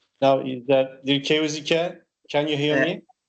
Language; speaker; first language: English; non-native, learner; Turkish